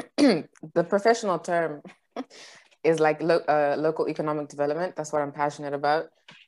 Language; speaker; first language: English; non-native, local second language; Shona